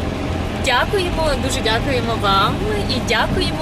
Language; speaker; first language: Ukrainian; native; Ukrainian